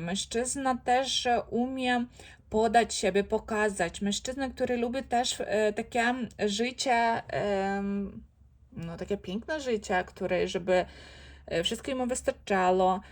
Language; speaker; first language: Polish; non-native, fluent; Ukrainian